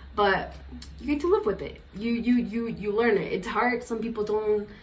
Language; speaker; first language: English; non-native, fluent; Spanish